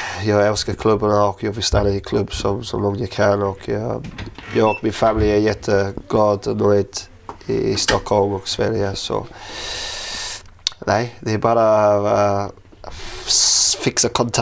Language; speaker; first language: Swedish; non-native, learner; English